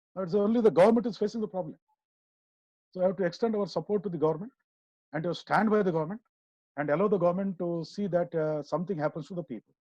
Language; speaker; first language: English; non-native, local second language; Kannada